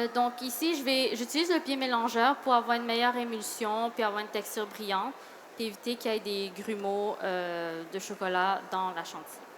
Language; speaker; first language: French; early bilingual, other home language; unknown